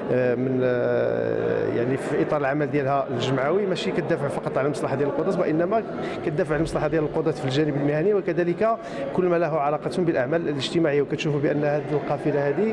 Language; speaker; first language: Arabic; native; Arabic